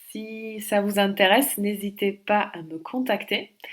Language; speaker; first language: French; non-native, fluent; Slovak